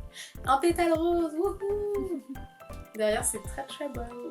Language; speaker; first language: French; native; French